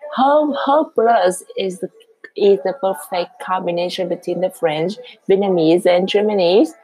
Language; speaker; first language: English; non-native, learner; Vietnamese